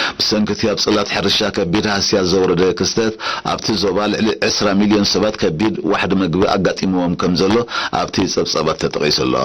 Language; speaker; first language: Tigrinya; native; Tigrinya